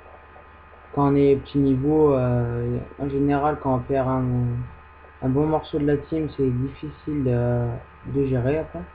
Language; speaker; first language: French; native; French